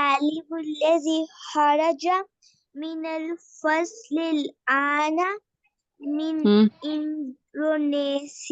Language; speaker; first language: Arabic; non-native, learner; Urdu